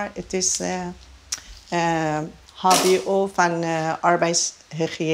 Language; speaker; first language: Dutch; non-native, learner; Persian